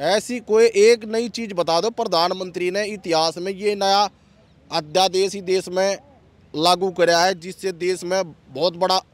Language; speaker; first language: Hindi; native; Hindi